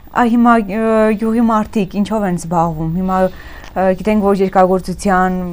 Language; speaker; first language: Armenian; native; Armenian